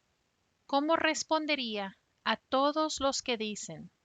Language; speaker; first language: Spanish; native; Spanish